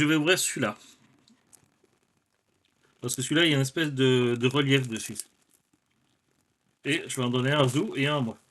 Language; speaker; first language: French; native; French